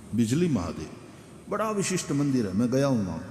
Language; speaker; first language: Hindi; non-native, local second language; Gujarati